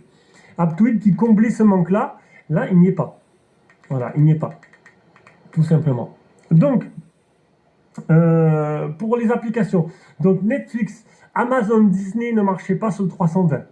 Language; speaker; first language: French; native; French